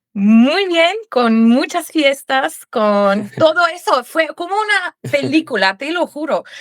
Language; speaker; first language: Spanish; non-native, fluent; Russian